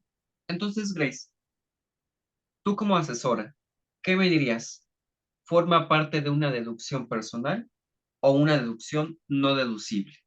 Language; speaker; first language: Spanish; native; Spanish